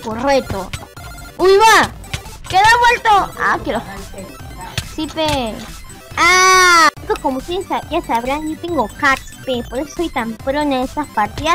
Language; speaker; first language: Spanish; native; Spanish